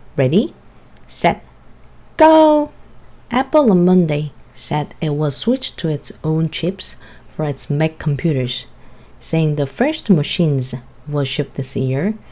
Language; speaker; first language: English; non-native, fluent; Korean